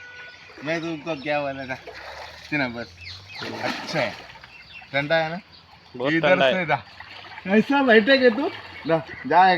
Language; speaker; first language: Hindi; non-native, local second language; Malayalam